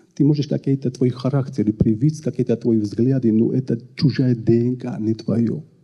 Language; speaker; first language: Russian; non-native, local second language; Georgian